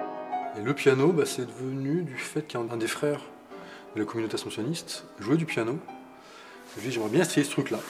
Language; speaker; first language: French; native; French